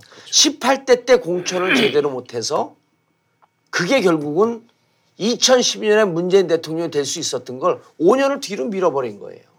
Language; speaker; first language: Korean; native; Korean